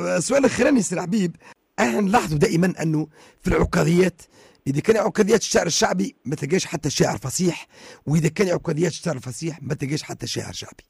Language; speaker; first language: Arabic; native; Arabic